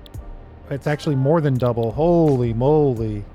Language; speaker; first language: English; native; English